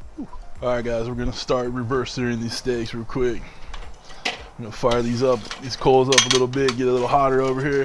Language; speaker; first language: English; native; English